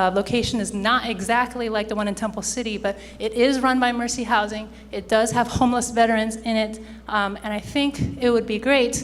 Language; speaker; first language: English; native; English